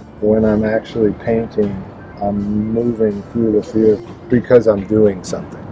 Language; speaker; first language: English; native; English